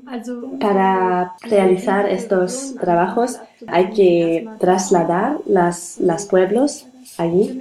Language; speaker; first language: Spanish; non-native, learner; German